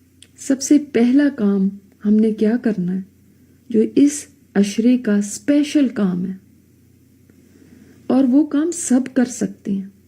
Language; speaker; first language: Urdu; native; Urdu